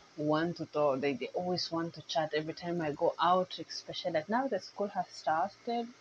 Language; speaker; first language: English; non-native, local second language; Nyankole